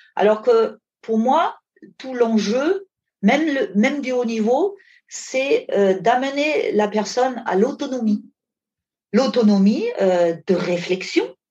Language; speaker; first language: French; non-native, fluent; German